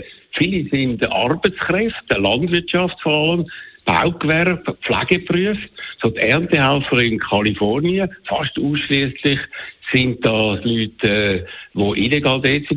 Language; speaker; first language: German; native; German